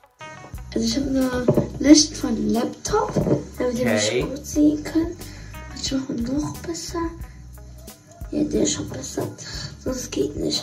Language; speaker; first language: German; early bilingual, other home language; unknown